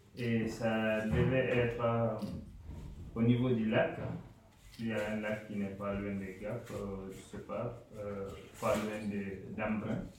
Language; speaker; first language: French; non-native, local second language; Fula